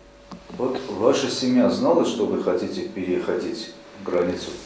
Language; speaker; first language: Russian; native; Russian